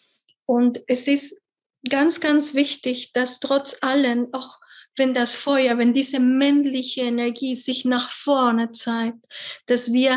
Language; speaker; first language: German; non-native, fluent; Spanish